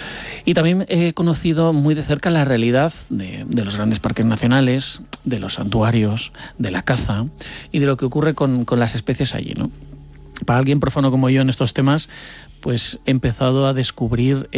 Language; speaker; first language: Spanish; native; Spanish